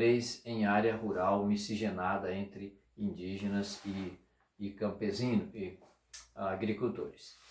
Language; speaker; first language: Portuguese; native; Portuguese